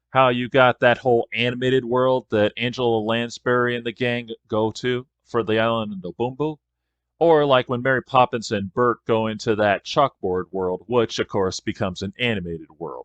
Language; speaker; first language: English; native; English